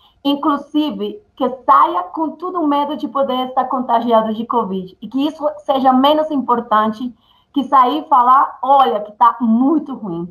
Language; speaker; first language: Portuguese; non-native, fluent; Spanish